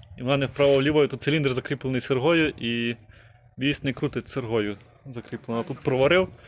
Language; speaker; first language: Ukrainian; native; Ukrainian